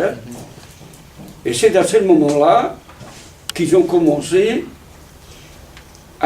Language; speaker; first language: French; non-native, fluent; Italian